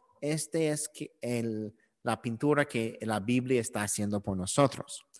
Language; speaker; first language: Spanish; non-native, learner; English